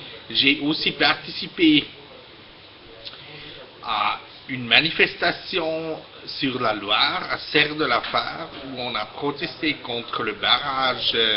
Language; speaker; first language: French; non-native, fluent; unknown